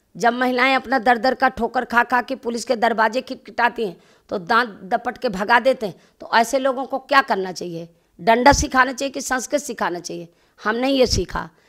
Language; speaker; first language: Hindi; native; Hindi